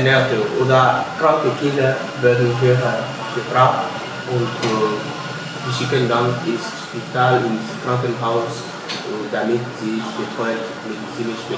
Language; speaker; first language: German; non-native, fluent; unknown